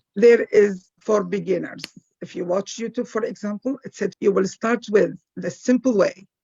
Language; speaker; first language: English; non-native, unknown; Arabic